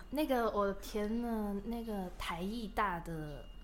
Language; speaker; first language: Chinese; non-native, local second language; Cantonese